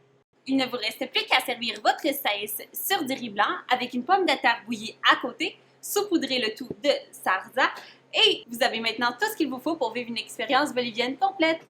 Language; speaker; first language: French; native; French